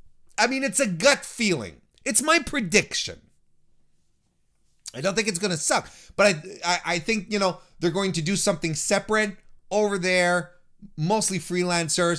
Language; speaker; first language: English; native; English